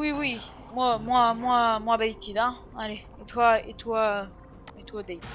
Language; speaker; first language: French; native; French